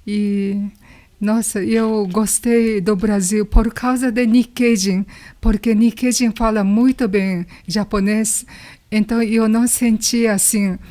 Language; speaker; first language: Portuguese; non-native, learner; Japanese